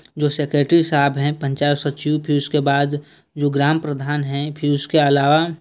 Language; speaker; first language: Hindi; native; Hindi